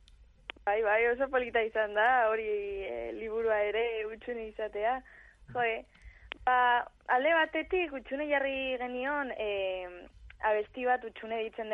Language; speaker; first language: Basque; non-native, local second language; Spanish